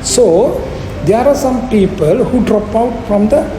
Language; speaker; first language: English; non-native, local second language; Sinhala